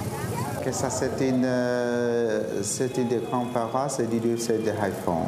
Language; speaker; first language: French; non-native, fluent; Vietnamese